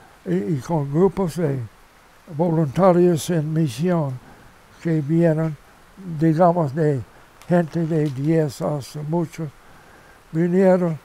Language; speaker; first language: Spanish; non-native, fluent; English